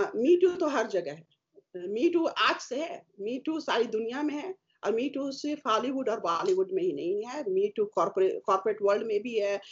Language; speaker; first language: Hindi; native; Hindi